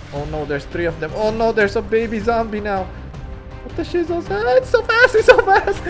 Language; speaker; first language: English; non-native, local second language; Filipino